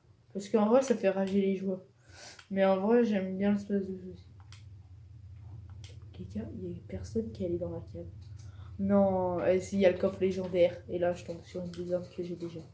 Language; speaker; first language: French; native; French